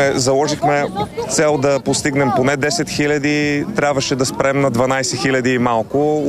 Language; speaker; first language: Bulgarian; native; Bulgarian